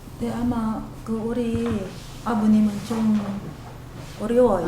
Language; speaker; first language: Korean; non-native, learner; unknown